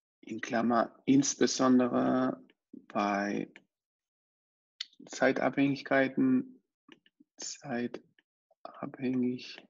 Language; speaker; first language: German; non-native, fluent; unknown